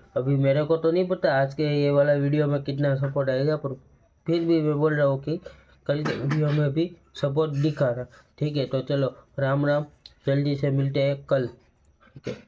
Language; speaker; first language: Hindi; non-native, local second language; Gujarati